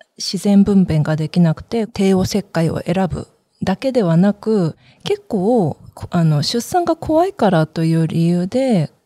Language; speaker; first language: Japanese; early bilingual, other home language; Korean